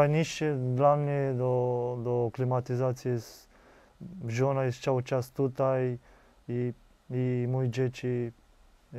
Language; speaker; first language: Polish; non-native, learner; Romanian